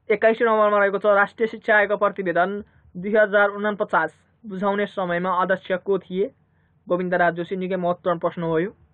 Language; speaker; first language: Nepali; native; Nepali